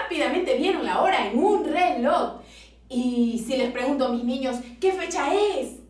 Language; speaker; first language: Spanish; native; Spanish